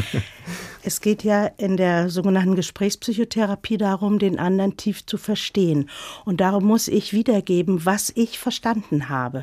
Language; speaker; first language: German; native; German